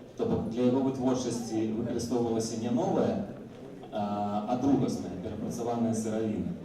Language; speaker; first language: Belarusian; non-native, local second language; Russian